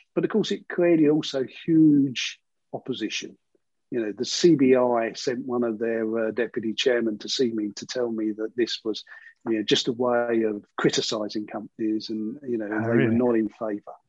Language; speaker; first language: English; native; English